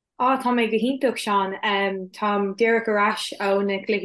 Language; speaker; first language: Irish; non-native, local second language; English